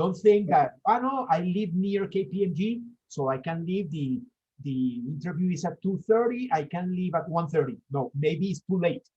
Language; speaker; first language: English; non-native, fluent; Spanish